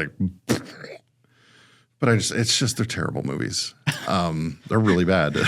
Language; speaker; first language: English; native; English